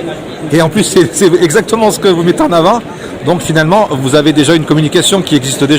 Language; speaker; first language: French; native; French